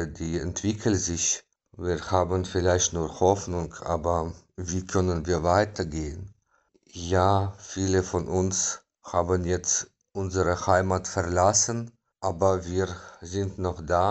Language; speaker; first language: German; non-native, fluent; Ukrainian